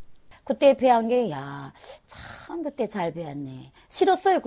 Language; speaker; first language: Korean; native; Korean